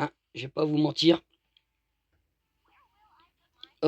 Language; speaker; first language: French; native; French